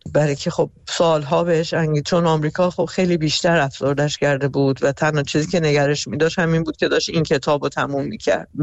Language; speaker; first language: Persian; native; Persian